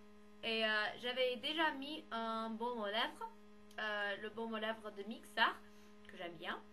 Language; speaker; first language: French; non-native, learner; English